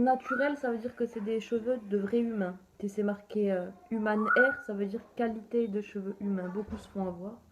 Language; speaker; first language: French; native; French